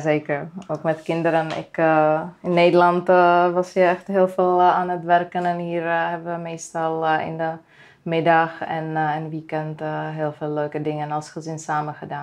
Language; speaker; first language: Dutch; non-native, fluent; Czech